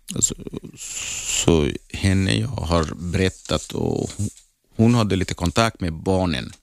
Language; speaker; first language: Swedish; non-native, learner; Arabic